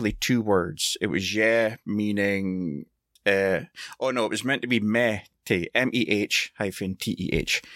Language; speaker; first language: English; native; English